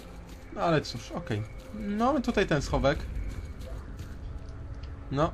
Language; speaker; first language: Polish; native; Polish